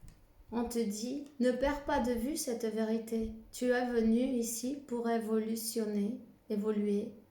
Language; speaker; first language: French; non-native, fluent; Spanish